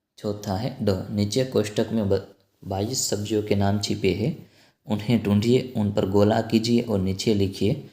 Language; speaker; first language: Hindi; non-native, local second language; Gujarati